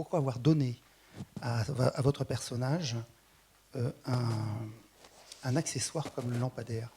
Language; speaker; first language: French; native; French